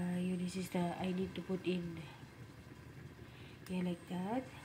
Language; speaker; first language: English; non-native, local second language; Filipino